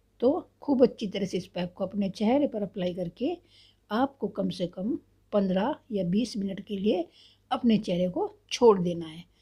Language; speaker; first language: Hindi; native; Hindi